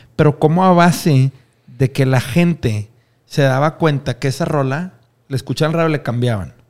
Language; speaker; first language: Spanish; native; Spanish